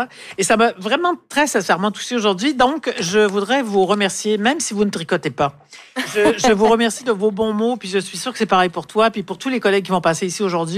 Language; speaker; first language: French; native; French